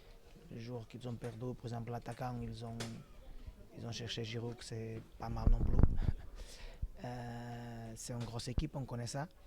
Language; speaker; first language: French; non-native, fluent; Portuguese